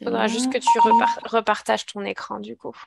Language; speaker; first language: French; native; French